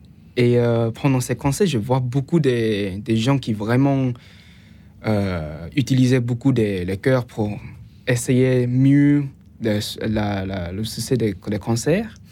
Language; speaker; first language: French; non-native, fluent; Chinese